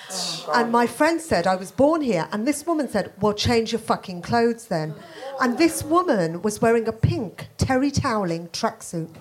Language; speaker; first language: English; native; English